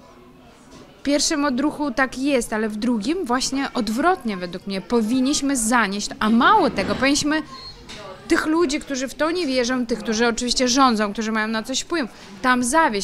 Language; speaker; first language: Polish; non-native, fluent; Ukrainian